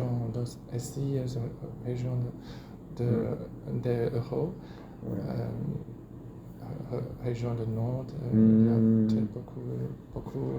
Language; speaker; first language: French; non-native, learner; Chinese